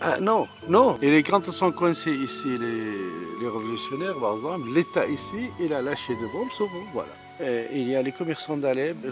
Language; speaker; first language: French; non-native, fluent; Arabic